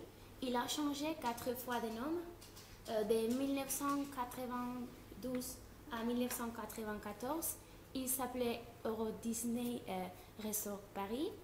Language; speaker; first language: French; non-native, fluent; Spanish